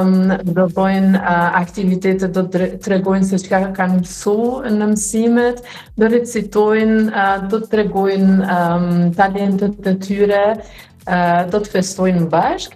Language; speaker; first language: Albanian; early bilingual, heritage; Albanian